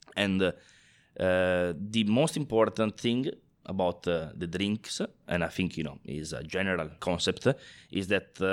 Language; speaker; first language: English; non-native, fluent; Italian